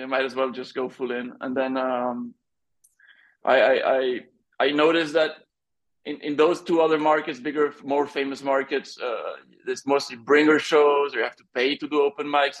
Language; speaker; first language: English; non-native, fluent; French